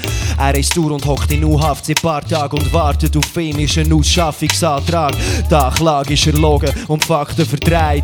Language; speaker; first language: German; native; German